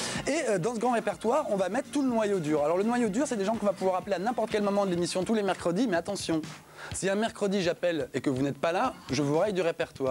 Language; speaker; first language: French; native; French